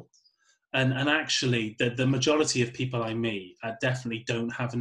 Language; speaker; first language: English; native; English